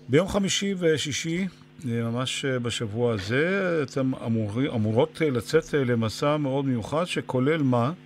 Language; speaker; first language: Hebrew; native; Hebrew